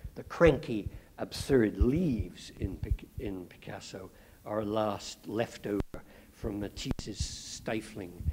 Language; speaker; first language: English; native; English